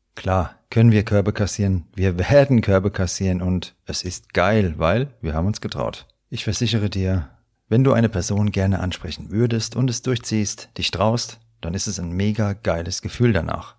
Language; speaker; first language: German; native; German